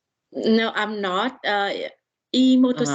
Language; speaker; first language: English; non-native, learner; Vietnamese